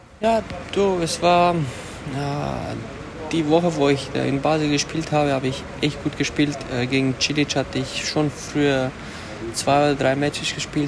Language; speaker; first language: German; early bilingual, other home language; Romanian